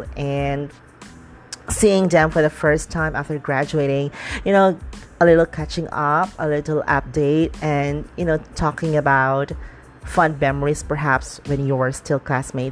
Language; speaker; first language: English; non-native, local second language; Cebuano